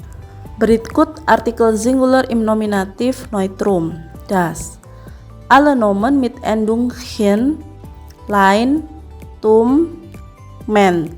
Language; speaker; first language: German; non-native, fluent; Indonesian